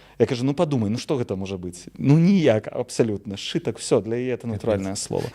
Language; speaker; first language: Belarusian; non-native, local second language; Russian